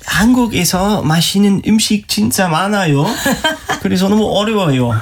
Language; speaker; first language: Korean; non-native, learner; German